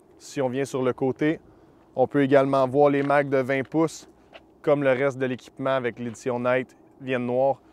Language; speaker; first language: French; native; French